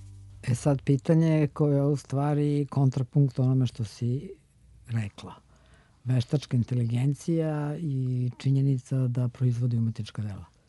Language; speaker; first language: Serbian; native; Serbian